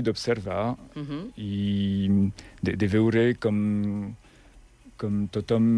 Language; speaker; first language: Catalan; non-native, learner; French